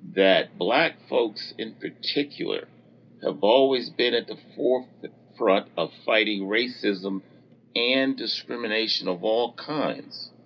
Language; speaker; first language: English; native; English